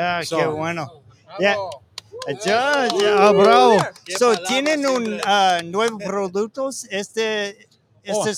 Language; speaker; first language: Spanish; non-native, learner; English